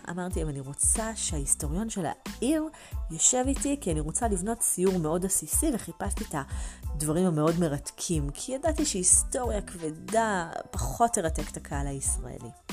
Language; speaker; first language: Hebrew; native; Hebrew